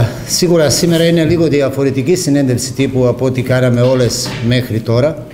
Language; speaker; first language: Greek; non-native, fluent; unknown